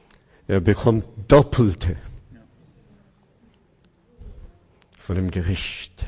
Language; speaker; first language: German; non-native, fluent; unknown